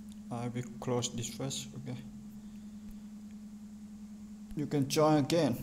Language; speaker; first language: English; non-native, learner; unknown